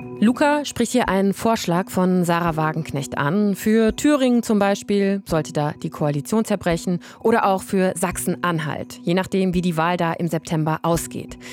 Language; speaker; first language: German; native; German